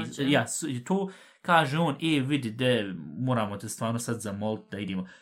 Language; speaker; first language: Bosnian; early bilingual, heritage; Bosnian